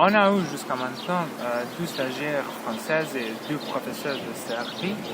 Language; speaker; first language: French; non-native, learner; Serbian